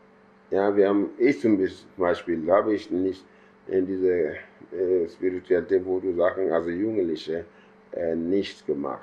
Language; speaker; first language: German; non-native, fluent; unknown